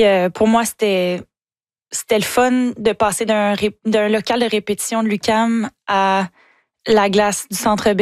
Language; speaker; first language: French; native; French